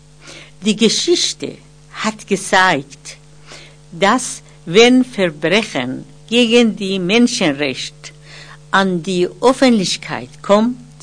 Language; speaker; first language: German; non-native, fluent; Persian